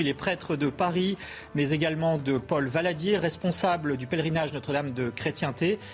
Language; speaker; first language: French; native; French